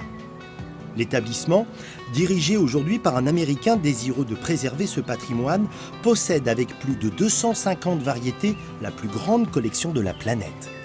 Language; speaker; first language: French; native; French